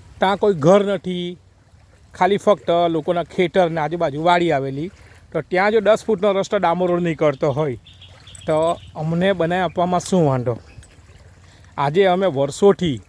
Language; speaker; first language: Gujarati; native; Gujarati